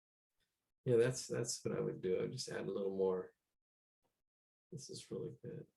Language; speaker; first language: English; native; English